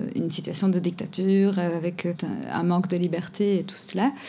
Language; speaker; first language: French; non-native, fluent; Portuguese